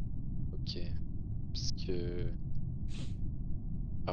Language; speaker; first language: French; native; French